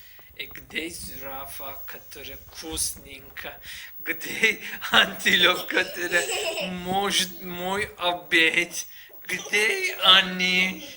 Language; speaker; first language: Russian; non-native, learner; Turkish